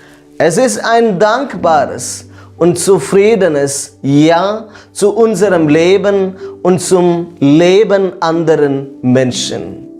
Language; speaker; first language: German; non-native, fluent; Malayalam